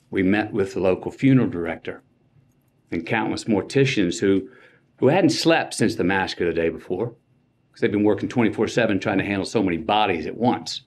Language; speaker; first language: English; native; English